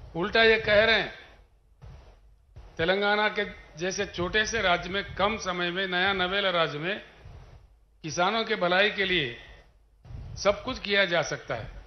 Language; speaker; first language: Hindi; non-native, local second language; Telugu